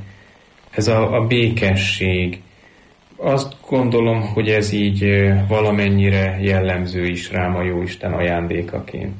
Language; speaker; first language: Hungarian; native; Hungarian